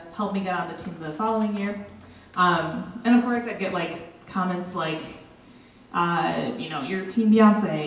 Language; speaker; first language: English; native; English